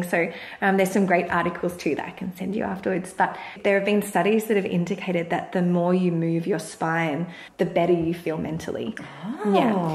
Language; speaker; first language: English; native; English